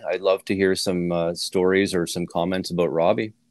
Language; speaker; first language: English; native; English